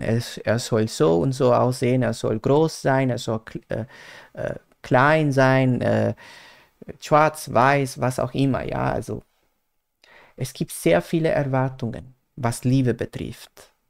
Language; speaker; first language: German; non-native, fluent; Spanish